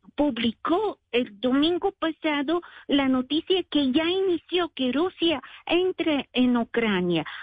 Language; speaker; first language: Spanish; non-native, fluent; Bulgarian